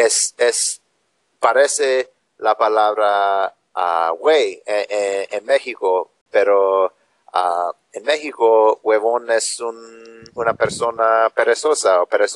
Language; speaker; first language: Spanish; non-native, learner; English